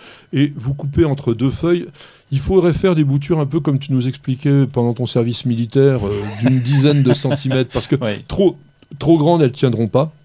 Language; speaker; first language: French; native; French